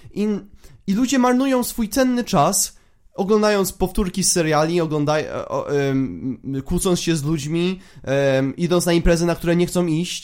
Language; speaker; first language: Polish; native; Polish